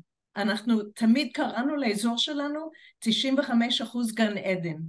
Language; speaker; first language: Hebrew; non-native, fluent; English